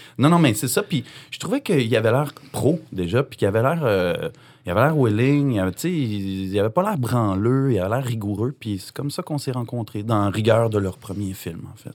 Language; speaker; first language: French; native; French